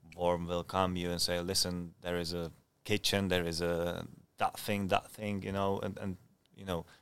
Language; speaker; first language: English; non-native, fluent; Czech